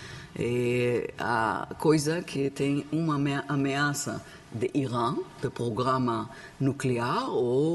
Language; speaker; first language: Portuguese; non-native, learner; Hebrew